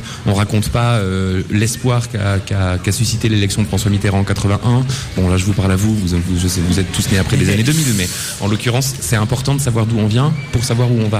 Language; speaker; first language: French; native; French